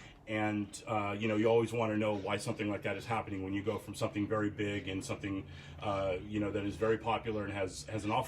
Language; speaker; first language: English; native; English